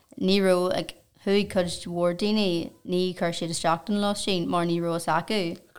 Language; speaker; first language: Irish; non-native, local second language; English